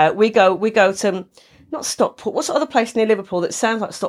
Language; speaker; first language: English; native; English